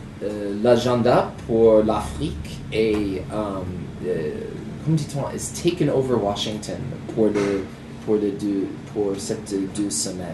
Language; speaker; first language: French; non-native, learner; English